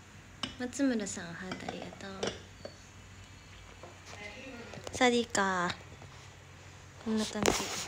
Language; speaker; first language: Japanese; native; Japanese